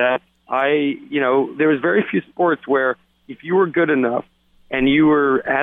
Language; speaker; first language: English; native; English